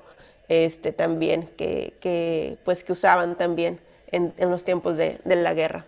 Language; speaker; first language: Spanish; native; Spanish